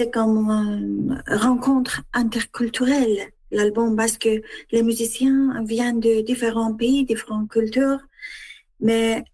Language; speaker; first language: French; non-native, learner; Persian